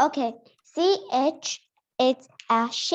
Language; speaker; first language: English; non-native, learner; Arabic